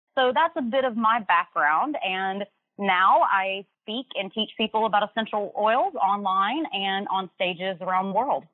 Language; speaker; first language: English; native; English